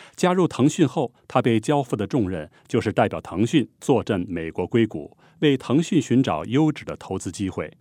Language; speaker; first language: Chinese; native; Chinese